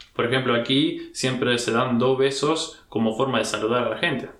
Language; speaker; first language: Spanish; early bilingual, heritage; Spanish